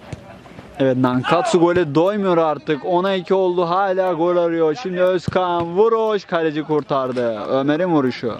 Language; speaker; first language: Turkish; native; Turkish